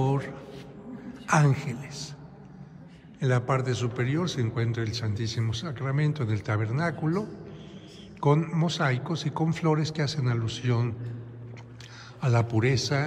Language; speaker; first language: Spanish; native; Spanish